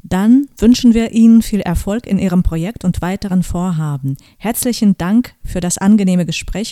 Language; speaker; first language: German; native; German